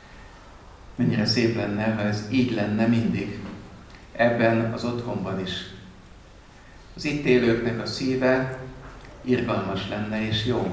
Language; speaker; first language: Hungarian; native; Hungarian